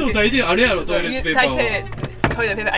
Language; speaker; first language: Japanese; native; Japanese